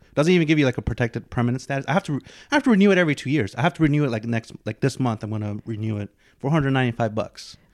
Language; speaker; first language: English; native; English